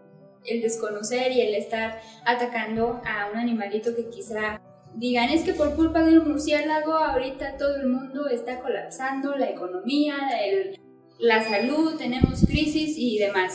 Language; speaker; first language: Spanish; native; Spanish